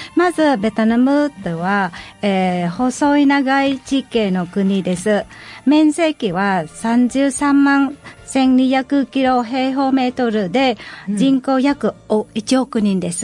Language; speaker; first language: Japanese; non-native, fluent; Vietnamese